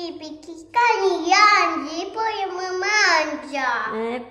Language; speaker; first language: Italian; early bilingual, other home language; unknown